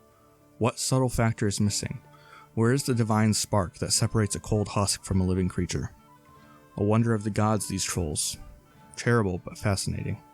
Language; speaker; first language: English; native; English